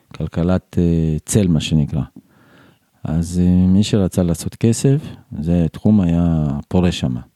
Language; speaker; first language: Hebrew; non-native, fluent; Uzbek